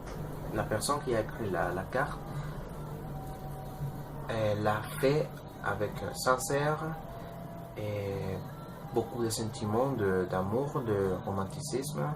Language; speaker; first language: French; non-native, learner; Spanish